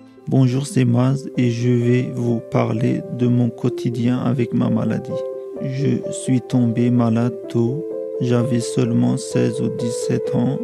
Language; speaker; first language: French; early bilingual, other home language; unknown